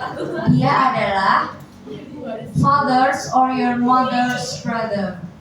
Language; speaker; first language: English; non-native, learner; Indonesian